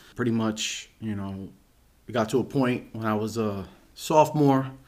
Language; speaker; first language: English; native; English